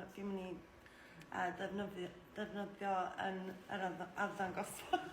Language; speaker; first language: Welsh; non-native, learner; English